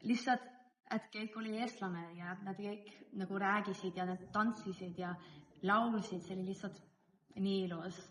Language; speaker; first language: Estonian; early bilingual, heritage; English